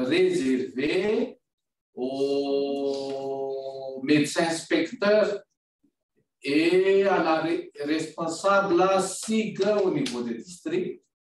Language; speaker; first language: French; non-native, local second language; Malagasy